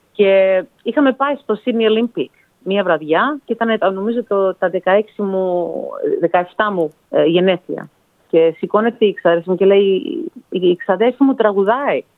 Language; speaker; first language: Greek; early bilingual, heritage; Greek